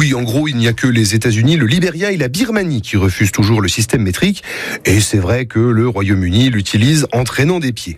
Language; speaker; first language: French; native; French